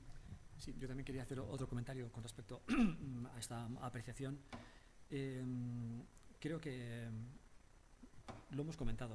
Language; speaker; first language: Spanish; native; Spanish